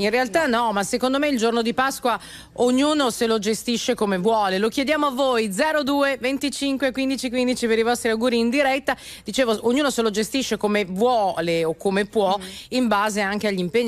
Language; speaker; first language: Italian; native; Italian